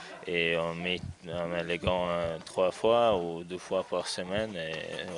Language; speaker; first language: French; non-native, learner; Chechen